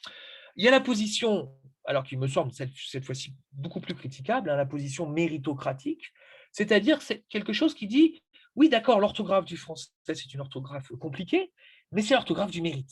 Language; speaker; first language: French; native; French